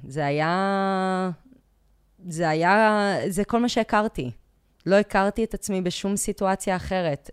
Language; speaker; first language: Hebrew; early bilingual, other home language; English